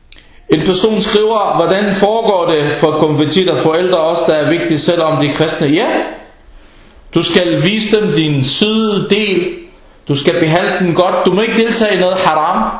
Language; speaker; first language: Danish; non-native, local second language; Arabic